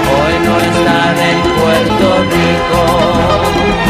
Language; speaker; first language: Spanish; early bilingual, heritage; Spanish